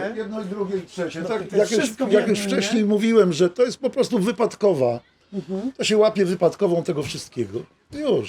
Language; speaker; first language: Polish; native; Polish